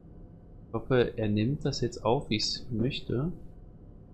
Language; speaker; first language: German; native; German